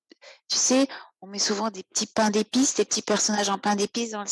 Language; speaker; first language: French; native; French